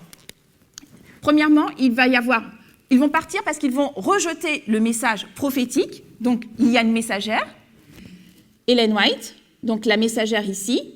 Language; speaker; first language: French; native; French